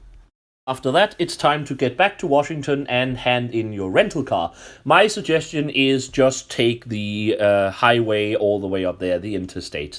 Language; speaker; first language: English; non-native, fluent; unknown